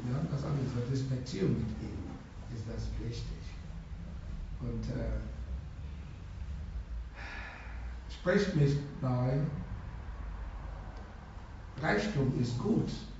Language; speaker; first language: German; non-native, learner; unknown